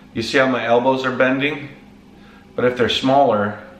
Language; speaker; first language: English; native; English